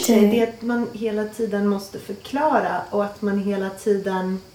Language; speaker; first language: Swedish; early bilingual, other home language; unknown